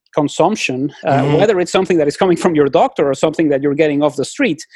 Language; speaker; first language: English; non-native, fluent; Spanish